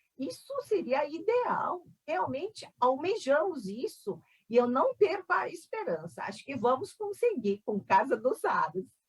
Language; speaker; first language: Portuguese; non-native, fluent; Korean